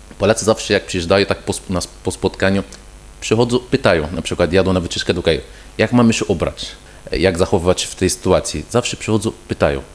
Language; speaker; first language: Polish; non-native, fluent; Arabic